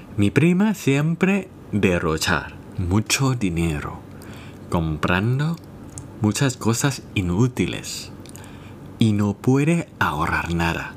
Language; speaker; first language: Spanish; non-native, learner; Thai